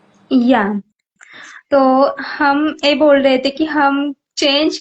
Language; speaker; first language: Hindi; native; Hindi